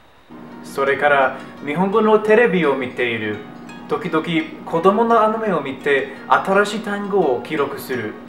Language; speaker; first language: Japanese; non-native, learner; English